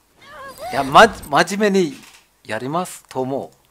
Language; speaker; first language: Japanese; non-native, learner; German